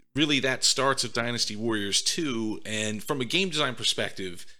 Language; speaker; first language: English; native; English